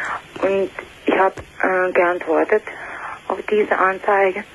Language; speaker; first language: German; non-native, learner; Russian